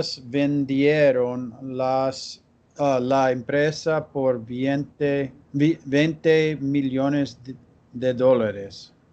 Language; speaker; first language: Spanish; non-native, learner; English